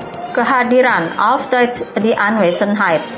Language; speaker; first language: German; non-native, fluent; Indonesian